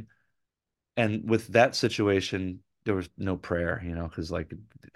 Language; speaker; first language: English; native; English